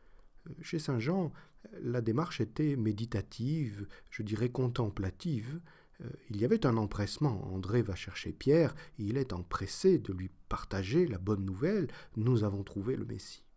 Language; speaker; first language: French; native; French